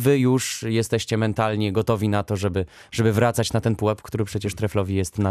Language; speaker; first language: Polish; native; Polish